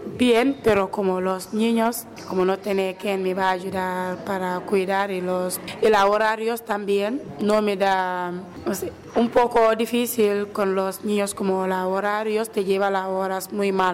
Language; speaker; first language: Spanish; non-native, learner; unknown